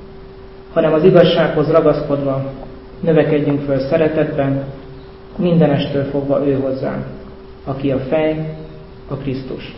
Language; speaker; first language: Hungarian; native; Hungarian